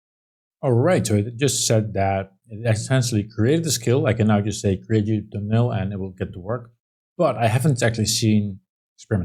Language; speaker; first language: English; non-native, fluent; Dutch